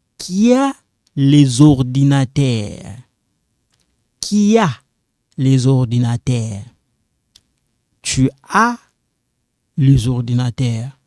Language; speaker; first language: French; non-native, local second language; Lingala